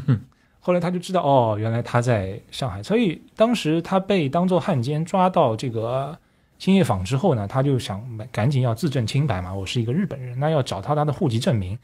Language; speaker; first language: Chinese; native; Chinese